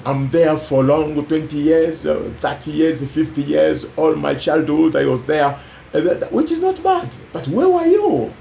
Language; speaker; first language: English; non-native, local second language; Swahili